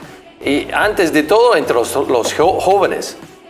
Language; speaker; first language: Spanish; non-native, fluent; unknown